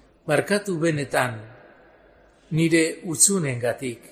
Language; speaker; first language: Basque; non-native, learner; Spanish